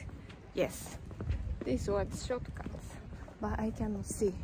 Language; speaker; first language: English; non-native, learner; Japanese